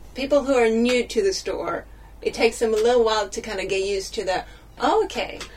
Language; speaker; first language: English; non-native, fluent; Swedish